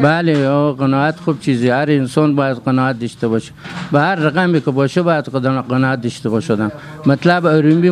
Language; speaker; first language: Persian; native; Persian